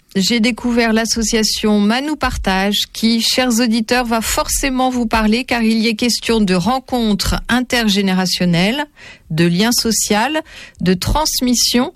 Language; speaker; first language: French; native; French